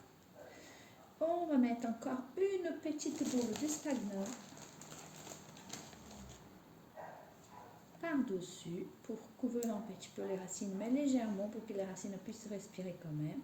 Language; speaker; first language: French; native; French